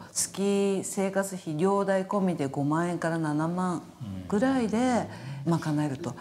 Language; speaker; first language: Japanese; native; Japanese